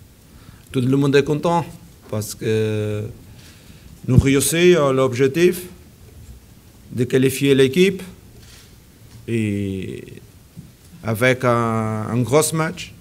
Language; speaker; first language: French; non-native, learner; Portuguese